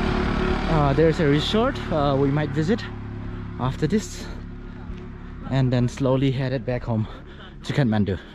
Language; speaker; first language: English; non-native, fluent; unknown